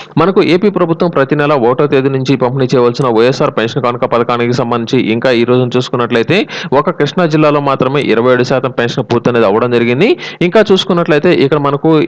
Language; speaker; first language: Telugu; native; Telugu